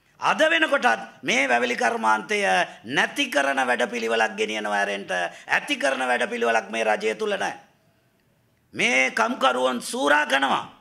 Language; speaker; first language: Sinhala; non-native, local second language; Tamil